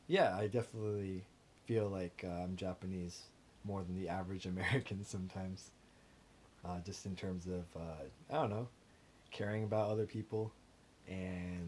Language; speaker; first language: English; native; English